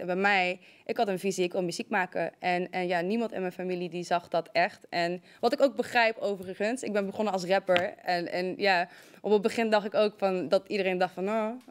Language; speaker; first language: Dutch; native; Dutch